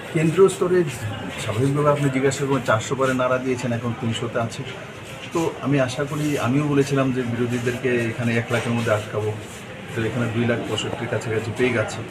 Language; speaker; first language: Bangla; native; Bangla